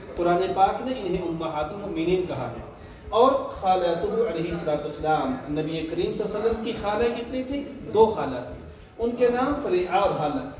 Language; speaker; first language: Urdu; native; Urdu